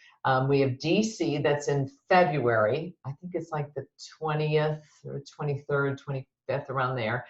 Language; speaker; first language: English; native; English